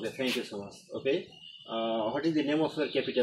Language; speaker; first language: English; non-native, learner; Bangla